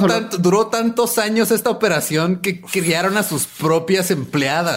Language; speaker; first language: Spanish; native; Spanish